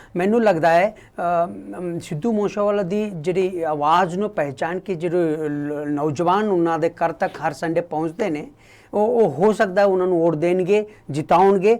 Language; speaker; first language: Punjabi; non-native, local second language; Kannada